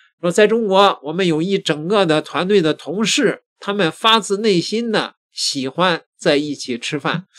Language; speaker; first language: Chinese; native; Chinese